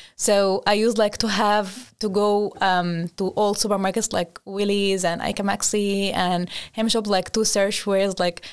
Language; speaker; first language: English; non-native, fluent; Arabic